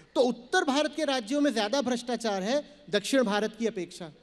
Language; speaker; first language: Hindi; native; Hindi